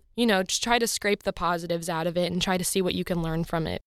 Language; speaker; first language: English; native; English